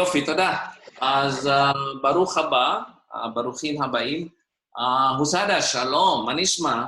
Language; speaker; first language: Hebrew; non-native, fluent; Indonesian